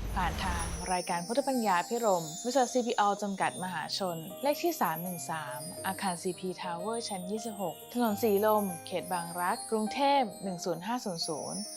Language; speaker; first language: Thai; native; Thai